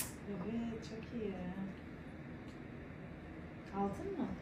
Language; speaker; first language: Turkish; non-native, learner; Kazakh